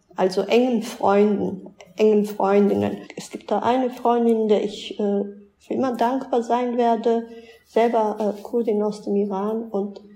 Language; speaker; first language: German; early bilingual, other home language; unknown